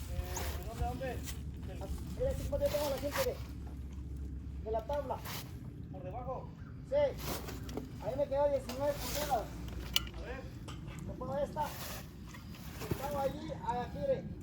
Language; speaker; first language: Spanish; native; Spanish